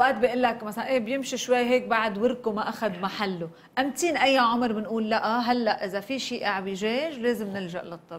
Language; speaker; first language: Arabic; native; Arabic